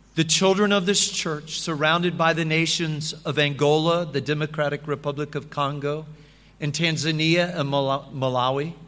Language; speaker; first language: English; native; English